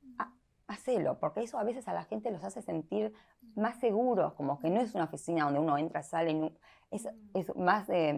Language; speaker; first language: Spanish; early bilingual, heritage; Spanish